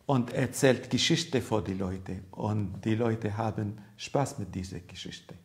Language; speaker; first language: German; non-native, learner; Arabic